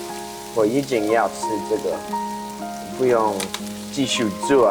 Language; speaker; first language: Chinese; non-native, learner; English